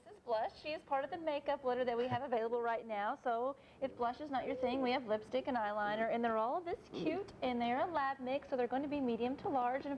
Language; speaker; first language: English; native; English